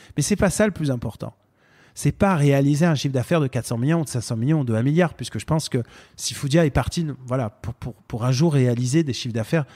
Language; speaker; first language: French; native; French